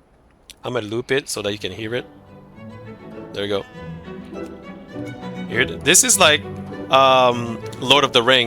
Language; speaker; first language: English; non-native, fluent; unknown